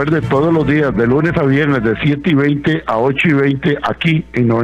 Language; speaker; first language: Spanish; native; Spanish